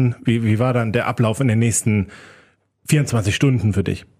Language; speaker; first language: German; native; German